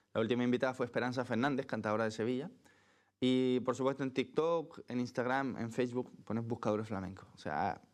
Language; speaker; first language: Spanish; native; Spanish